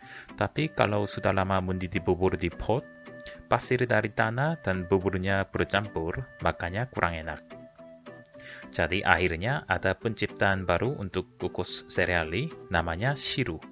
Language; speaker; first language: Indonesian; non-native, fluent; Korean